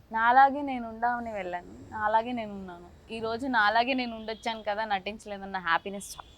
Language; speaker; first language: Telugu; native; Telugu